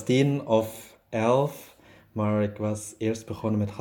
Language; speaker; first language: Dutch; non-native, learner; German